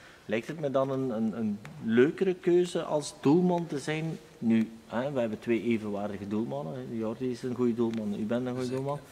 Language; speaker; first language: Dutch; native; Dutch